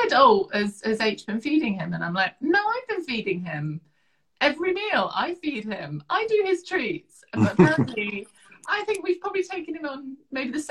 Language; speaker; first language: English; native; English